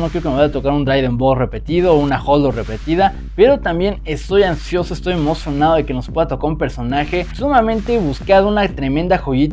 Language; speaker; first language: Spanish; native; Spanish